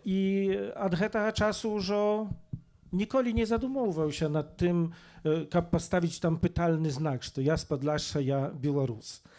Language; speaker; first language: Polish; non-native, local second language; Belarusian